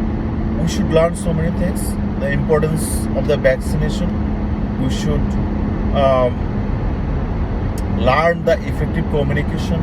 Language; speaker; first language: English; non-native, local second language; Bangla